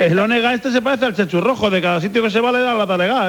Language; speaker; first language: Spanish; native; Spanish